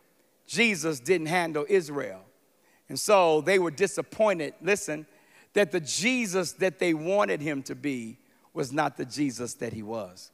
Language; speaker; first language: English; native; English